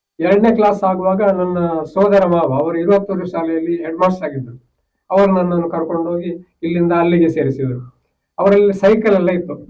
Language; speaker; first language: Kannada; non-native, local second language; Tulu